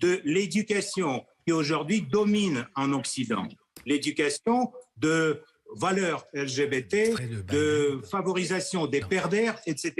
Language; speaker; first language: French; non-native, fluent; Russian